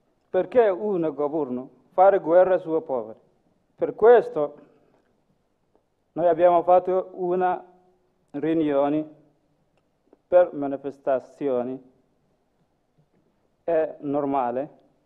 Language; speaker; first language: Italian; non-native, learner; Masai